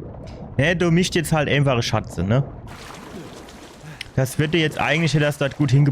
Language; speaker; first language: German; native; German